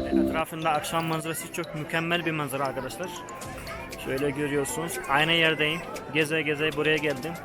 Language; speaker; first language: Turkish; non-native, fluent; Hindi